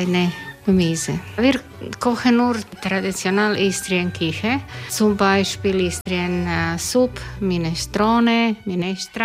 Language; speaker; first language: German; non-native, learner; Croatian